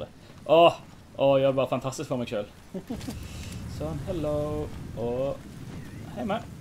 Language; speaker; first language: Norwegian; native; Norwegian